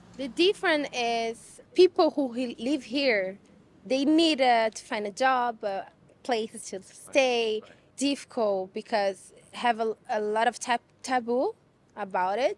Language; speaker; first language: English; non-native, fluent; Portuguese